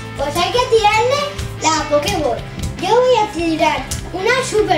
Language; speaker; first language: Spanish; native; Spanish